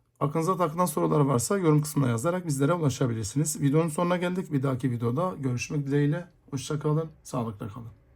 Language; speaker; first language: Turkish; native; Turkish